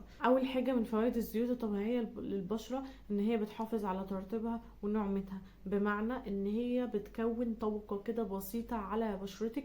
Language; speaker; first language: Arabic; native; Arabic